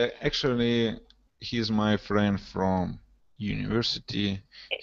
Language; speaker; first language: English; non-native, learner; Russian